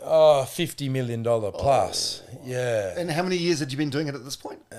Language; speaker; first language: English; native; English